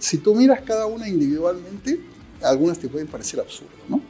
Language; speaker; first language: Spanish; native; Spanish